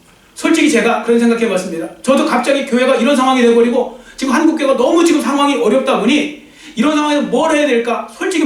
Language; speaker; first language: Korean; native; Korean